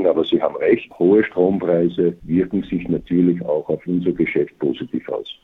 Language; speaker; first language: German; native; German